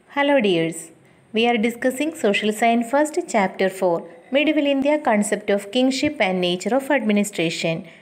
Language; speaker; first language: English; non-native, local second language; Malayalam